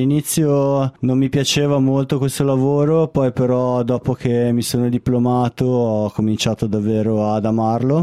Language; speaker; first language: Italian; native; Italian